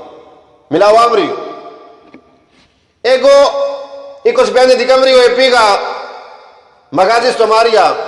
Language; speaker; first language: Greek; non-native, learner; Punjabi